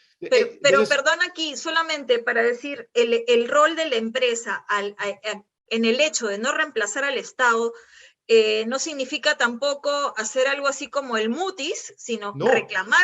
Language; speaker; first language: Spanish; native; Spanish